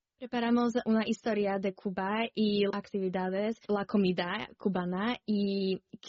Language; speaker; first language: Spanish; non-native, learner; Slovak